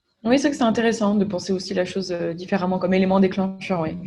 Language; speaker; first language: French; native; French